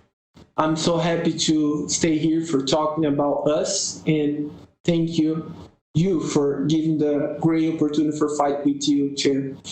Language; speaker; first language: English; non-native, learner; Portuguese